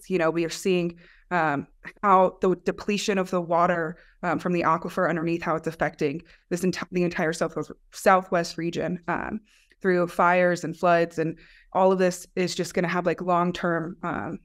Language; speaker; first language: English; native; English